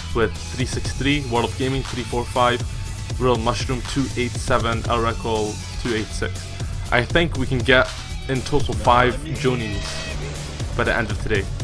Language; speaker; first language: English; native; English